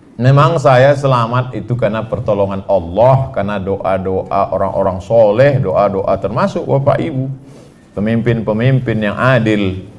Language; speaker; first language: Indonesian; native; Indonesian